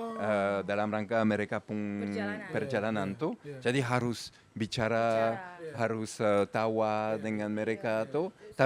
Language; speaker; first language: Indonesian; non-native, fluent; French